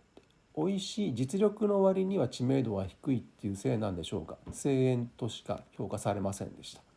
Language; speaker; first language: Japanese; native; Japanese